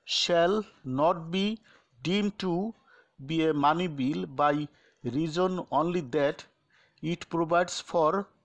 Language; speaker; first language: English; non-native, local second language; Bangla